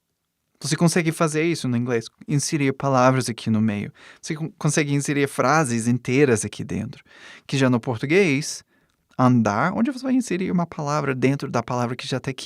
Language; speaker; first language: Portuguese; non-native, fluent; English